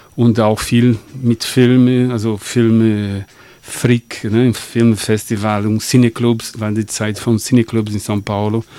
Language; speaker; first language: German; non-native, fluent; Portuguese